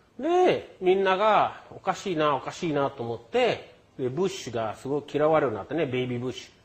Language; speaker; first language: Japanese; non-native, fluent; English